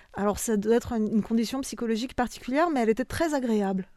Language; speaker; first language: French; early bilingual, other home language; Bosnian